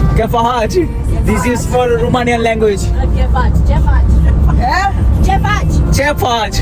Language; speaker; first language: English; non-native, learner; Bangla